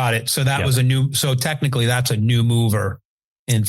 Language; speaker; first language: English; native; English